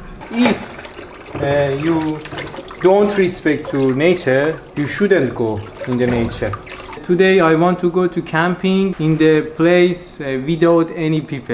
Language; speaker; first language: English; non-native, learner; Persian